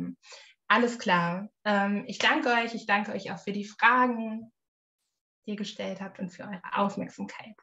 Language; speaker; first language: German; native; German